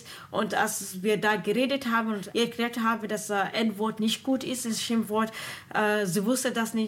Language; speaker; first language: German; non-native, fluent; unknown